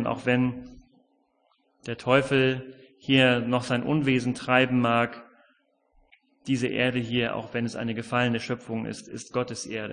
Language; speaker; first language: German; native; German